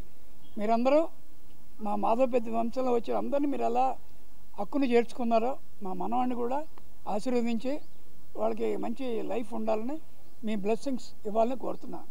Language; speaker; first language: Telugu; native; Telugu